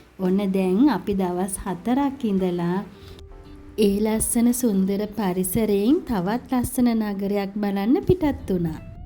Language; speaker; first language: Sinhala; native; Sinhala